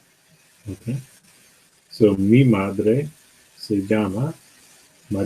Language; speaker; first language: Spanish; non-native, learner; English